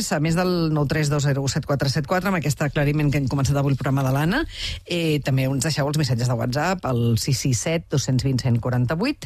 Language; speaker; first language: Catalan; native; Catalan